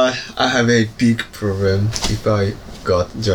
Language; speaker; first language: English; non-native, learner; Japanese